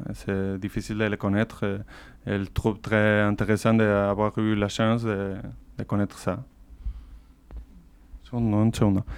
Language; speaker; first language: French; non-native, learner; Basque